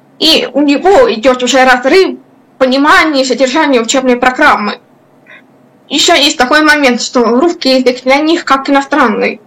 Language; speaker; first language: Russian; non-native, local second language; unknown